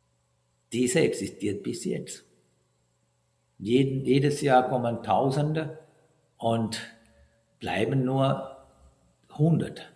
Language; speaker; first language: German; non-native, fluent; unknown